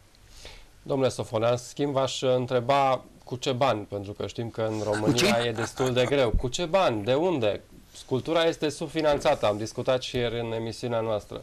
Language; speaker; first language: Romanian; native; Romanian